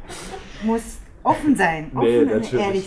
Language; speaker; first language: German; non-native, learner; Japanese